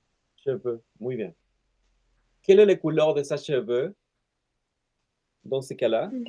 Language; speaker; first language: French; non-native, fluent; Spanish